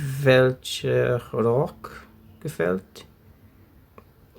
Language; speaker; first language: German; non-native, learner; English